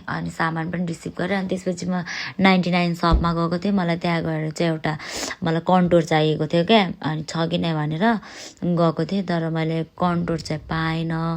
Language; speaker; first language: Nepali; native; Nepali